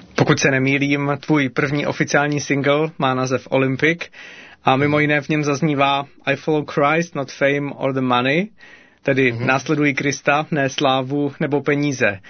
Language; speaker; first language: Czech; native; Czech